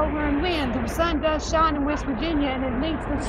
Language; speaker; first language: English; native; English